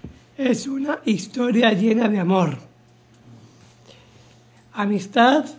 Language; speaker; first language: Spanish; native; Spanish